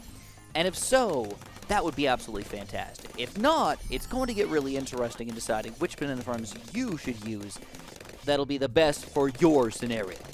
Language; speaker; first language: English; native; English